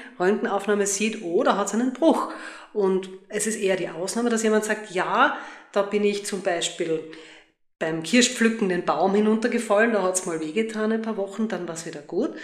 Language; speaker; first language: German; native; German